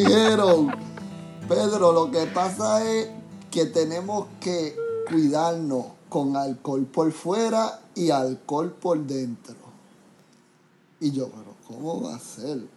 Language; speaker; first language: Spanish; native; Spanish